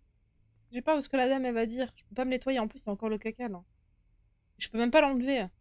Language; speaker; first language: French; native; French